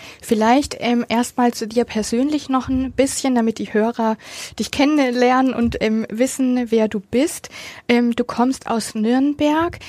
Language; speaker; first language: German; native; German